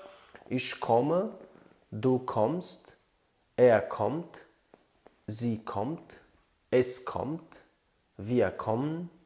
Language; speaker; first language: German; non-native, fluent; Tajik